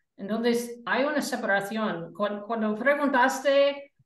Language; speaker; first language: Spanish; non-native, fluent; English